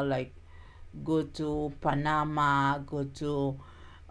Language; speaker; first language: English; non-native, learner; Haitian Creole